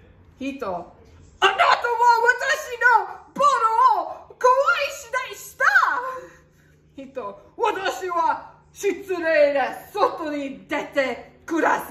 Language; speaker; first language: Japanese; non-native, learner; English